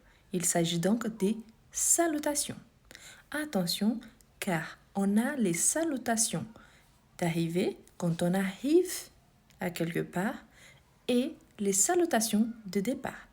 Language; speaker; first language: French; non-native, fluent; Portuguese